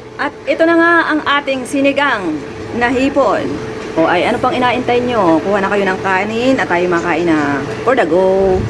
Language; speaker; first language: Filipino; native; Filipino